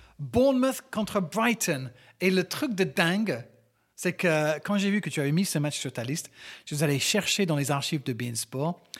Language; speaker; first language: French; non-native, fluent; English